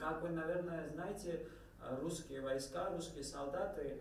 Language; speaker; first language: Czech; non-native, learner; Georgian